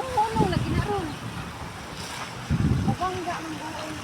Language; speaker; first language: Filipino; non-native, local second language; Cebuano